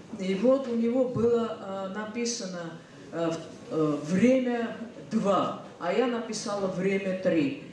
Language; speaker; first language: Russian; non-native, local second language; Georgian